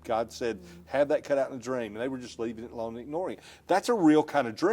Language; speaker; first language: English; native; English